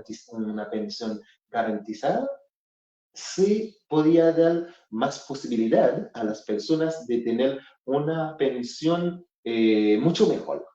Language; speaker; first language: Spanish; non-native, fluent; Haitian Creole